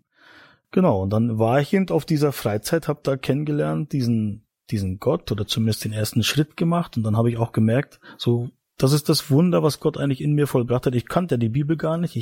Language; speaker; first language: German; native; German